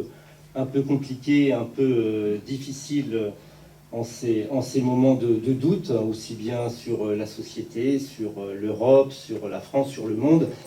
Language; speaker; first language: French; native; French